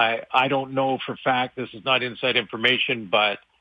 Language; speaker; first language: English; native; English